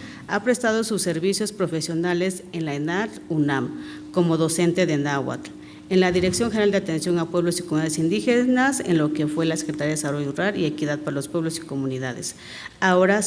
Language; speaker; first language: Spanish; non-native, local second language; Mixtepec Mixtec